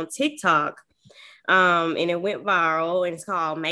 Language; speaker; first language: English; native; English